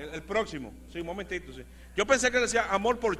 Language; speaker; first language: Spanish; native; Spanish